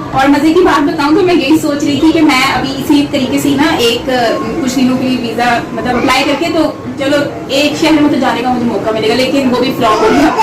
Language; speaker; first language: Urdu; native; Urdu